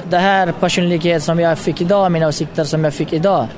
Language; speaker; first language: Swedish; non-native, fluent; Pashto